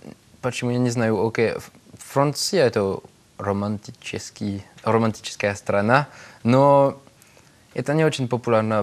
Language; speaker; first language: Russian; non-native, learner; French